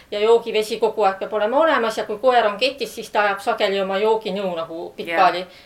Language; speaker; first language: Estonian; native; Estonian